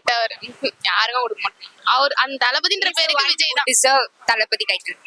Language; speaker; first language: Tamil; native; Tamil